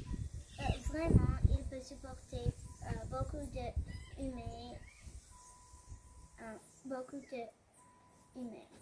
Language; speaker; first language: French; non-native, learner; English